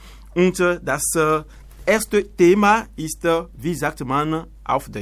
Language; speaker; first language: German; non-native, learner; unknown